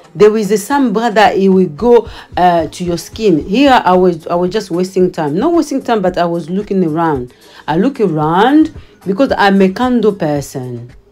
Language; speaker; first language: English; non-native, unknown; Lingala